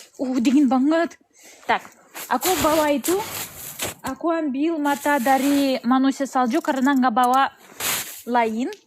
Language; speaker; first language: Indonesian; non-native, learner; Russian